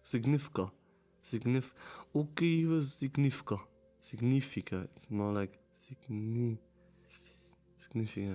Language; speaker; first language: Portuguese; non-native, learner; German